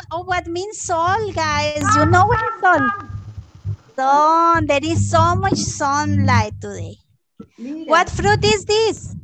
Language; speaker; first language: English; non-native, fluent; Spanish